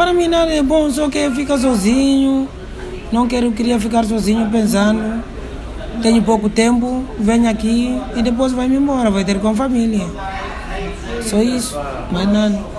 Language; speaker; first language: Portuguese; non-native, learner; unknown